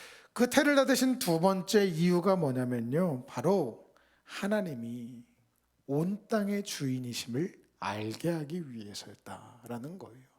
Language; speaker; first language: Korean; native; Korean